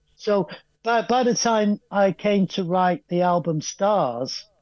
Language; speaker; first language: English; native; English